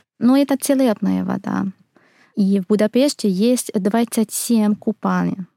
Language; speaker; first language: Russian; non-native, fluent; Hungarian